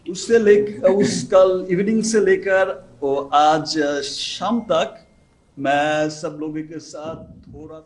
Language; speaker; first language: Hindi; non-native, learner; Bangla